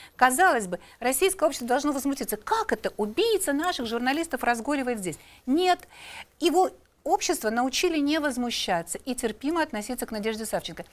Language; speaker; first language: Russian; native; Russian